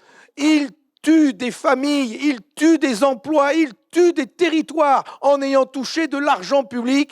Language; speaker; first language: French; native; French